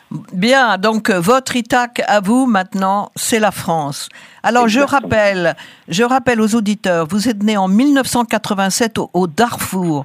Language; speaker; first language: French; native; French